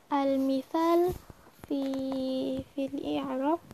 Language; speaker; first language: Arabic; non-native, fluent; Malay